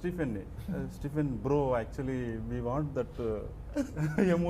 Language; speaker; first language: Telugu; native; Telugu